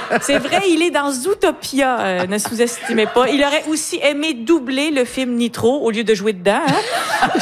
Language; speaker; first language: French; native; French